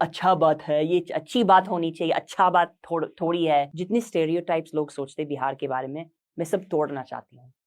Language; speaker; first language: Hindi; non-native, fluent; English